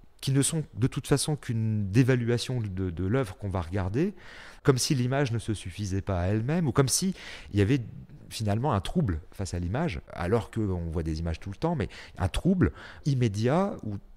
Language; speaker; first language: French; native; French